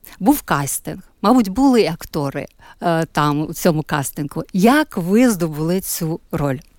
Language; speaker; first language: Ukrainian; native; Ukrainian